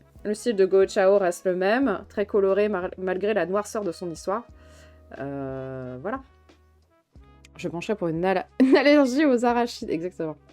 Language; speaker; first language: French; native; French